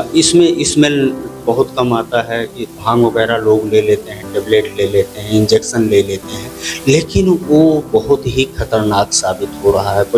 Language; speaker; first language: Hindi; native; Hindi